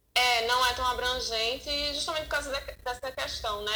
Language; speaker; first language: Portuguese; native; Portuguese